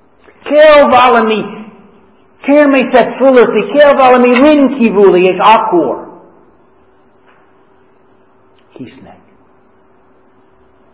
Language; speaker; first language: Hungarian; non-native, fluent; English